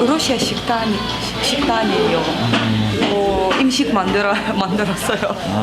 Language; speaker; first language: Korean; non-native, learner; Russian